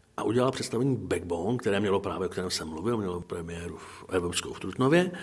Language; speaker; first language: Czech; native; Czech